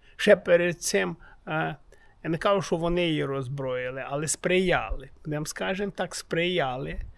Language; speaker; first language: Ukrainian; native; Ukrainian